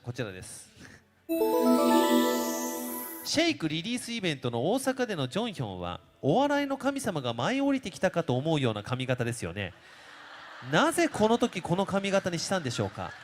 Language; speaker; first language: Japanese; native; Japanese